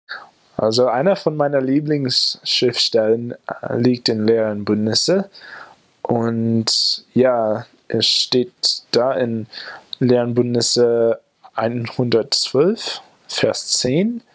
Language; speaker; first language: German; non-native, fluent; English